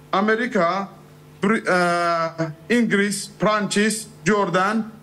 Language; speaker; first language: Indonesian; non-native, fluent; Persian